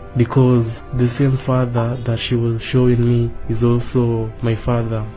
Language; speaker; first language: English; non-native, local second language; Kikuyu